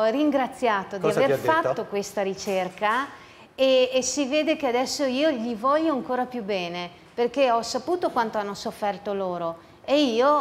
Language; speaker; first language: Italian; native; Italian